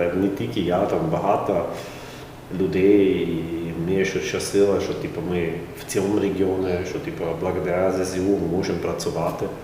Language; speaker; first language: Ukrainian; non-native, learner; German